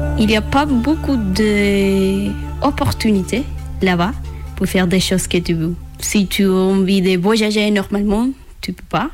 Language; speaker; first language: French; non-native, learner; Spanish